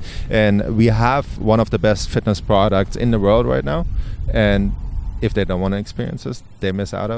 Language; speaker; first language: English; non-native, fluent; German